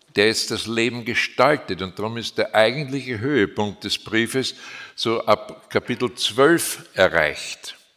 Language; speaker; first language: German; native; German